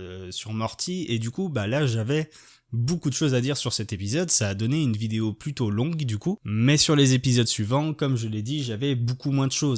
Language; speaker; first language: French; native; French